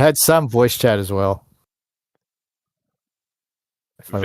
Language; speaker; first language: English; native; English